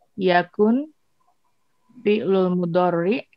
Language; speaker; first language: Arabic; non-native, learner; Indonesian